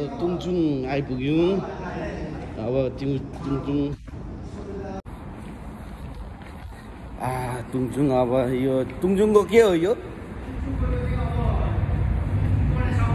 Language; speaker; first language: Nepali; native; Nepali